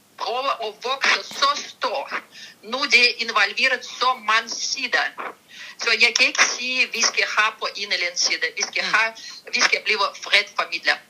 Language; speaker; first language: Danish; non-native, fluent; Russian